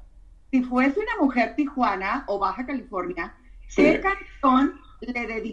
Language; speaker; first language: Spanish; native; Spanish